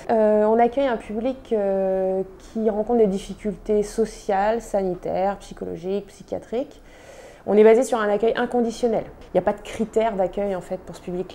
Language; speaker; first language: French; native; French